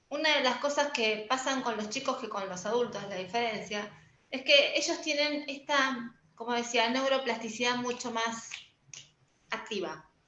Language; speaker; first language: Spanish; native; Spanish